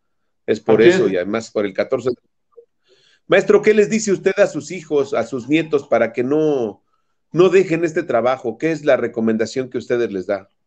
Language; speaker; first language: Spanish; native; Spanish